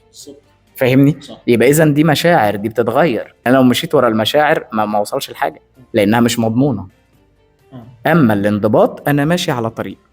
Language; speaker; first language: Arabic; native; Arabic